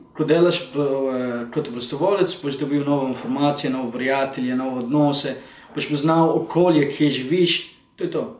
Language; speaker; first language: Slovenian; non-native, learner; Arabic